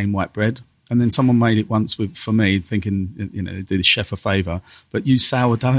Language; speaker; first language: English; native; English